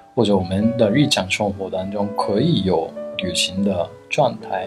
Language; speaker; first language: Chinese; non-native, fluent; Japanese